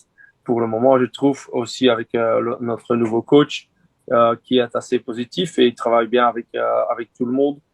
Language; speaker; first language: French; non-native, local second language; Dutch